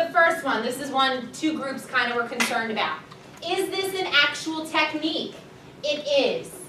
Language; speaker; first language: English; native; English